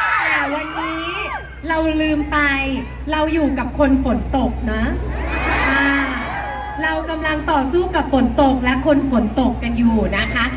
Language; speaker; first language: Thai; native; Thai